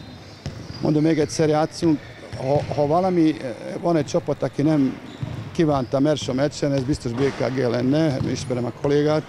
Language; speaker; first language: Hungarian; non-native, learner; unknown